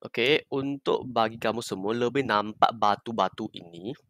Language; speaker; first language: Malay; non-native, local second language; Chinese